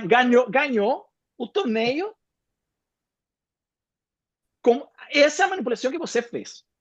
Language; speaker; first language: Portuguese; non-native, fluent; Spanish